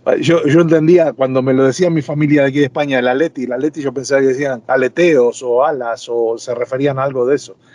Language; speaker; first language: Spanish; native; Spanish